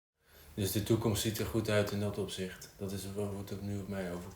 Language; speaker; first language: Dutch; native; Dutch